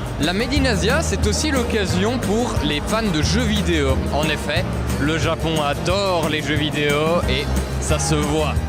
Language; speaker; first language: French; native; French